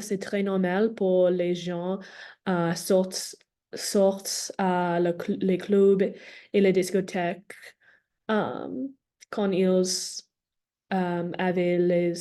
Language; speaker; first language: French; non-native, learner; English